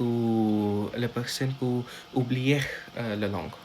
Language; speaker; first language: French; non-native, learner; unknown